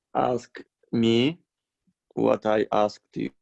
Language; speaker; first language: English; non-native, fluent; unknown